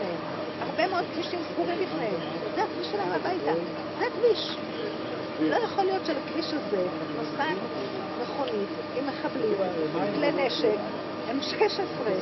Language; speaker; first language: Hebrew; native; Hebrew